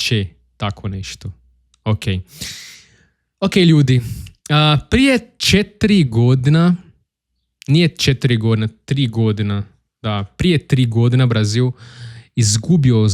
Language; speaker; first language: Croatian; non-native, learner; Portuguese